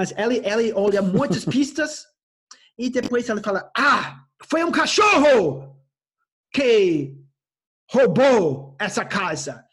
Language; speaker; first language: Portuguese; non-native, fluent; English